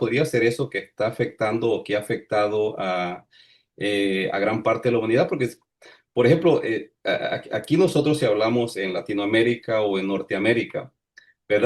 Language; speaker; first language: Spanish; native; Spanish